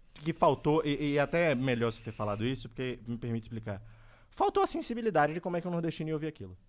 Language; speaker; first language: Portuguese; native; Portuguese